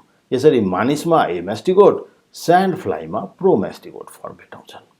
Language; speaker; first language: Nepali; native; Nepali